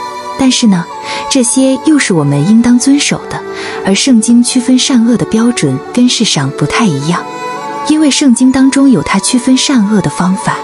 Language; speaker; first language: Chinese; native; Chinese